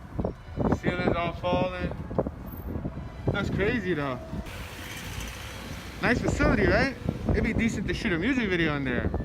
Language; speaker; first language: English; native; English